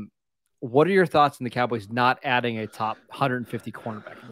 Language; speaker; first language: English; native; English